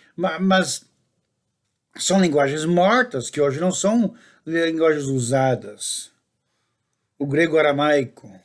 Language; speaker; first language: Portuguese; non-native, fluent; English